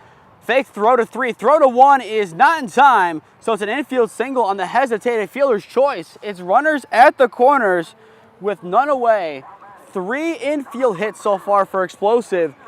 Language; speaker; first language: English; native; English